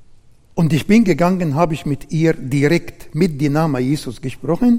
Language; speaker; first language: German; non-native, learner; Arabic